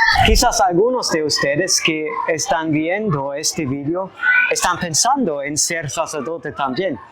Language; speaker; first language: Spanish; non-native, fluent; German